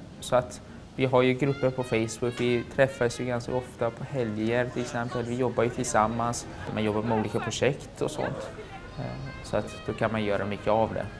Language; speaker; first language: Swedish; native; Swedish